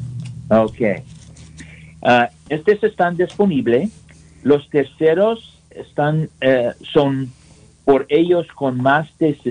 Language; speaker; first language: Spanish; non-native, learner; English